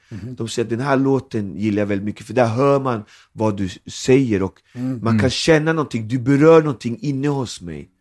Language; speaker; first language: Swedish; native; Swedish